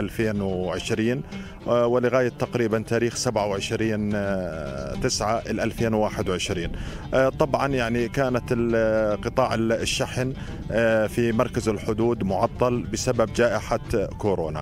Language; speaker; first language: Arabic; native; Arabic